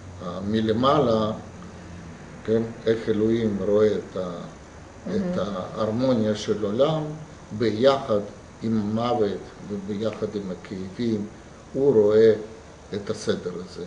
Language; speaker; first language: Hebrew; non-native, fluent; Russian